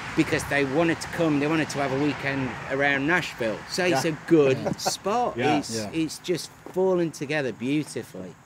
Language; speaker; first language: English; native; English